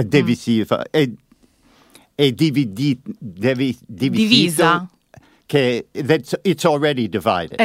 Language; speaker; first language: Italian; non-native, learner; English